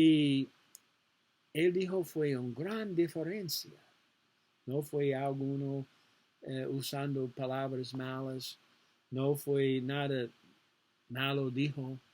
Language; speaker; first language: Spanish; non-native, learner; English